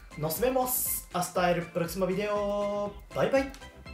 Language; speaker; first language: Spanish; non-native, learner; Japanese